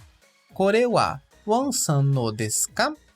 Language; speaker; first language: Japanese; non-native, fluent; Portuguese